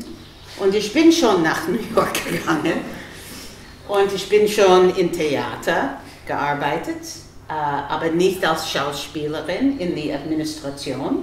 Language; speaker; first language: German; non-native, fluent; English